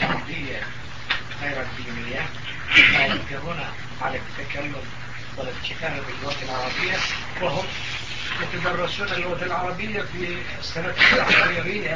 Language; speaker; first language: Arabic; non-native, fluent; Turkish